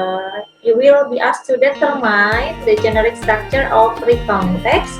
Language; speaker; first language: English; non-native, fluent; Indonesian